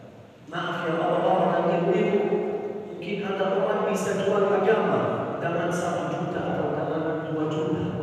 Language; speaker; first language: Indonesian; non-native, learner; Arabic